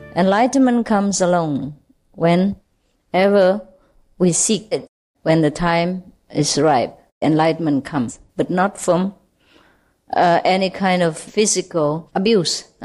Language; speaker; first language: English; non-native, fluent; Vietnamese